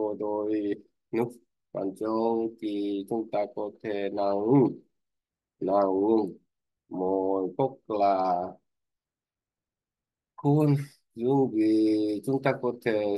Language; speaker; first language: Vietnamese; non-native, learner; Korean